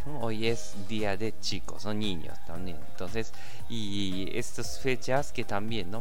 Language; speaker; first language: Spanish; non-native, learner; Japanese